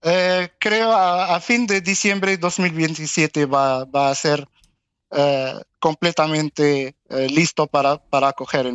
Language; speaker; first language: Spanish; non-native, fluent; Arabic